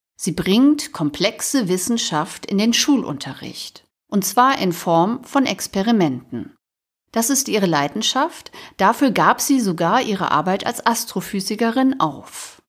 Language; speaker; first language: German; native; German